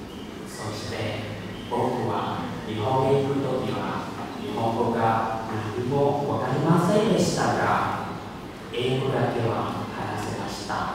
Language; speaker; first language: Japanese; non-native, fluent; Thai